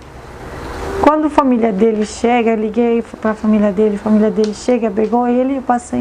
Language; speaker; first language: Portuguese; non-native, learner; Arabic